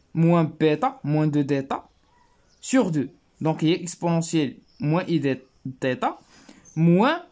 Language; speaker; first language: French; non-native, local second language; Arabic